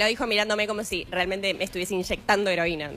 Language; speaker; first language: Spanish; native; Spanish